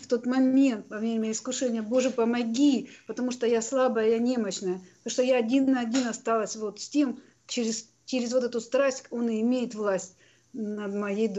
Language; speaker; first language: Russian; native; Russian